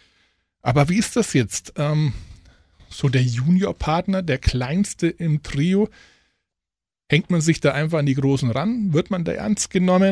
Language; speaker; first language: German; native; German